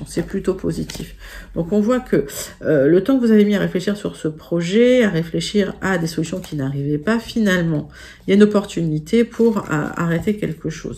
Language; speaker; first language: French; native; French